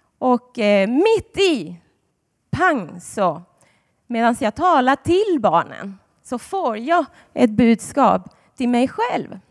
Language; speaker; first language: Swedish; non-native, fluent; Spanish